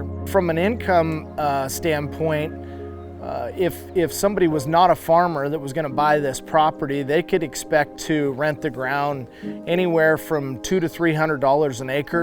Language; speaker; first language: English; native; English